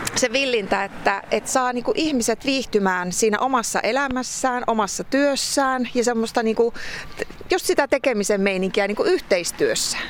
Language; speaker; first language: Finnish; native; Finnish